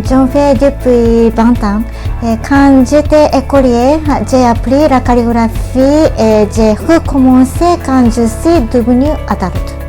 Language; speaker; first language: French; non-native, learner; Japanese